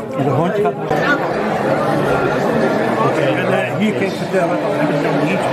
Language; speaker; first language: Dutch; native; Dutch